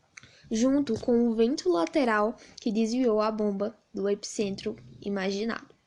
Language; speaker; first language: Portuguese; native; Portuguese